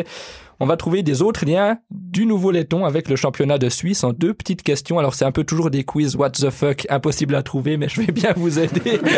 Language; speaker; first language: French; native; French